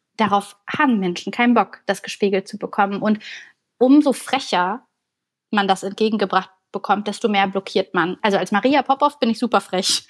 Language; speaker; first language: German; early bilingual, other home language; Bulgarian